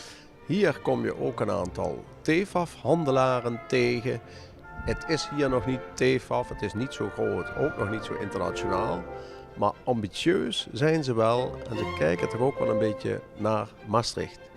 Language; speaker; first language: Dutch; native; Dutch